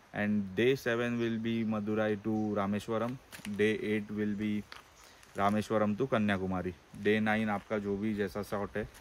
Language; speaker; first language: Hindi; non-native, local second language; Marathi